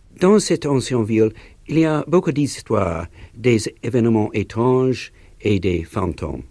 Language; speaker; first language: French; non-native, learner; English